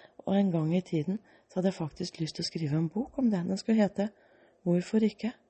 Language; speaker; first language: Norwegian; early bilingual, other home language; Danish